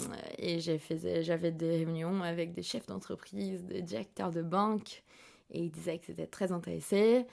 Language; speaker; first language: French; non-native, fluent; Portuguese